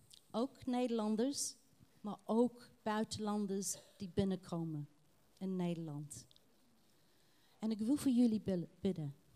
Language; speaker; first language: Dutch; non-native, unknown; English